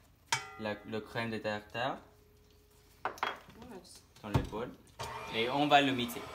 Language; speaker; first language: French; non-native, learner; English